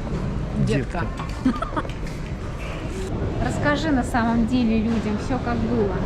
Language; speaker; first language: Russian; native; Russian